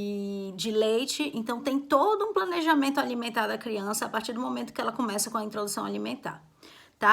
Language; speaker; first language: Portuguese; native; Portuguese